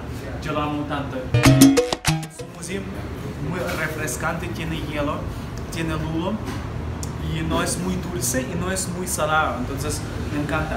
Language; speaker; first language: Spanish; non-native, fluent; Ukrainian